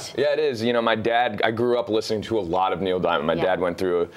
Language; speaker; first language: English; native; English